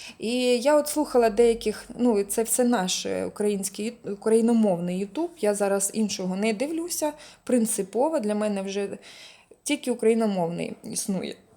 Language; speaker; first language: Ukrainian; non-native, local second language; Russian